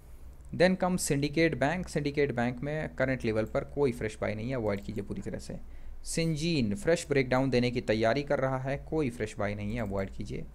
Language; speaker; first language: Hindi; native; Hindi